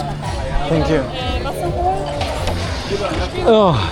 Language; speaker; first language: English; non-native, learner; Chinese